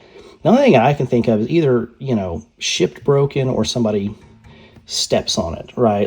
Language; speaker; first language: English; native; English